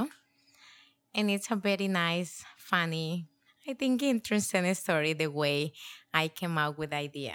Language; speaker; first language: English; non-native, learner; Spanish